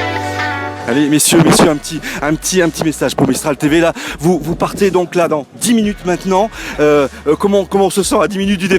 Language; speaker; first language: French; native; French